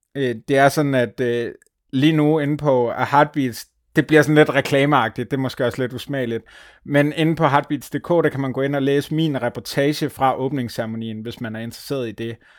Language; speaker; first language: Danish; native; Danish